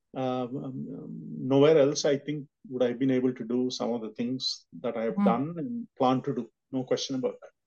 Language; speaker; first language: English; non-native, local second language; Telugu